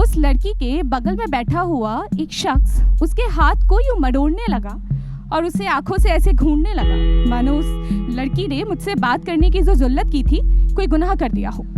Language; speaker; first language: Hindi; native; Hindi